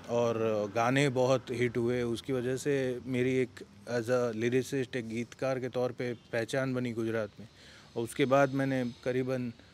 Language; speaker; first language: Hindi; non-native, local second language; Gujarati